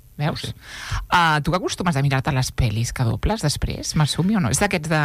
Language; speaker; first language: Catalan; native; Catalan